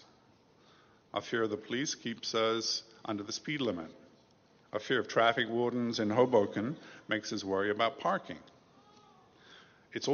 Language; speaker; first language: English; native; English